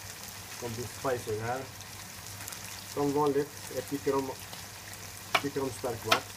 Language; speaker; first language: Swedish; non-native, fluent; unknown